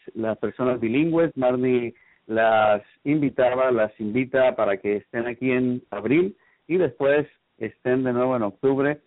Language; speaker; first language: Spanish; native; Spanish